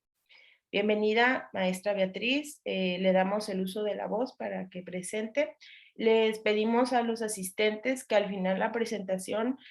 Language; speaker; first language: Spanish; native; Spanish